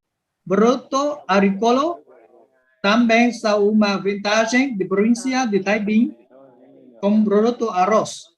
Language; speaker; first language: Portuguese; non-native, learner; Vietnamese